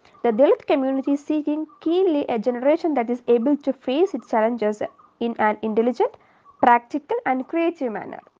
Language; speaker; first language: English; non-native, local second language; Malayalam